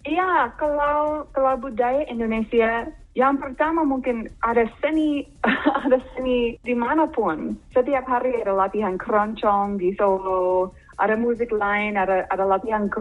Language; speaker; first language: Indonesian; non-native, fluent; English